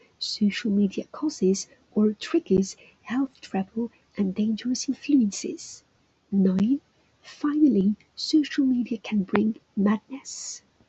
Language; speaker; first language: English; non-native, fluent; French